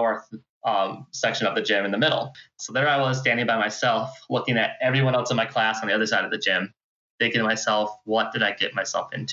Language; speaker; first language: English; native; English